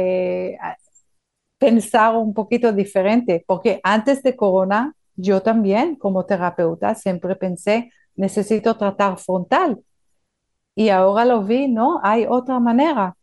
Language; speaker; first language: Spanish; non-native, fluent; Hebrew